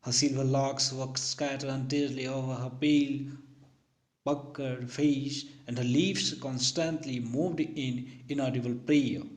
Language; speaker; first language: English; non-native, local second language; Hindi